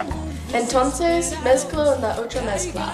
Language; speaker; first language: Spanish; non-native, learner; English